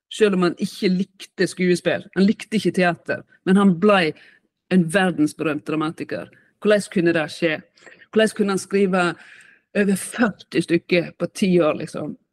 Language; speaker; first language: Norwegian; native; Norwegian